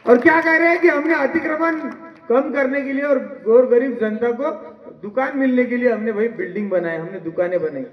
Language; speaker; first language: Hindi; non-native, local second language; Marathi